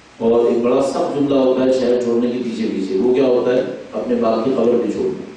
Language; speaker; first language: Urdu; native; Urdu